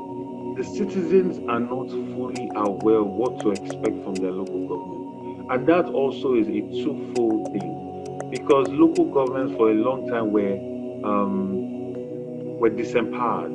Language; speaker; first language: English; non-native, local second language; Yoruba